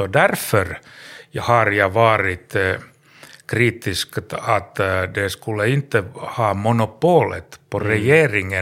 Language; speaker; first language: Swedish; non-native, learner; Finnish